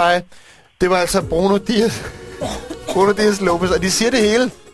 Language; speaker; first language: Danish; native; Danish